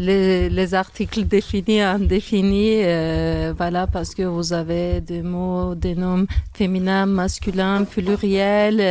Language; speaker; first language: French; non-native, fluent; Turkish